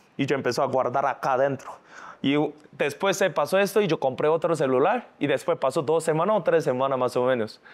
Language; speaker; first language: Spanish; non-native, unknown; Korean